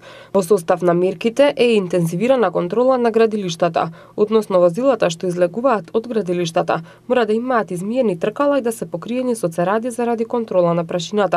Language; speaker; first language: Macedonian; native; Macedonian